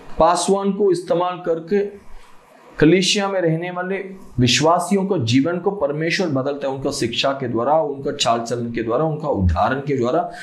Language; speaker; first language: Hindi; non-native, local second language; Malayalam